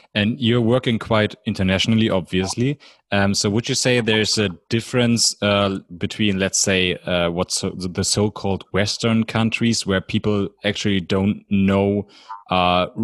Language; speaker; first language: English; non-native, fluent; German